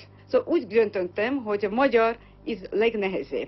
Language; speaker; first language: Hungarian; non-native, learner; Armenian